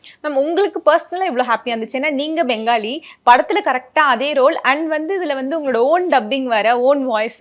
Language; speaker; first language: Tamil; native; Tamil